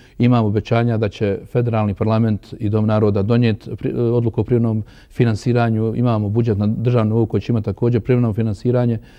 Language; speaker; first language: Croatian; native; Croatian